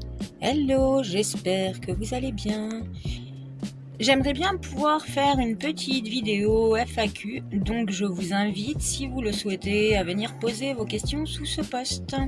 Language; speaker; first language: French; native; French